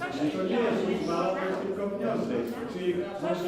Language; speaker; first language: Polish; native; Polish